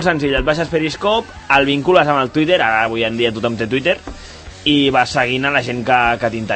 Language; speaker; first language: Catalan; native; Catalan